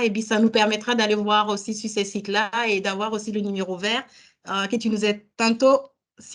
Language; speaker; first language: French; native; French